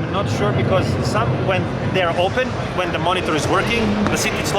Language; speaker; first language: English; non-native, fluent; Serbian